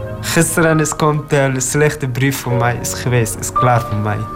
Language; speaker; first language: Dutch; non-native, learner; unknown